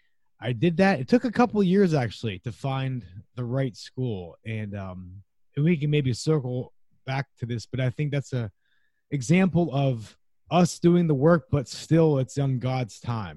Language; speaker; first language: English; native; English